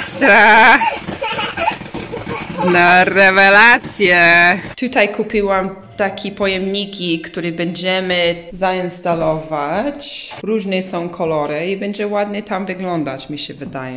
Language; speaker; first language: Polish; early bilingual, heritage; English